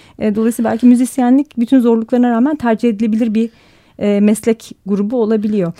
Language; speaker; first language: Turkish; native; Turkish